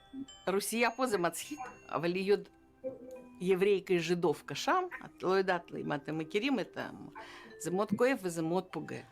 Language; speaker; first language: Hebrew; non-native, fluent; Russian